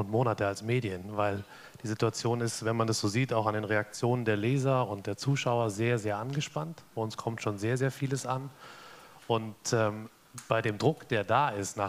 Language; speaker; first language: German; native; German